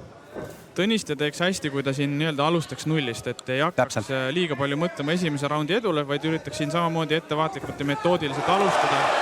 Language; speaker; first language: Estonian; native; Estonian